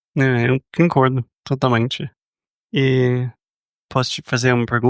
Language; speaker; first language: Portuguese; non-native, fluent; English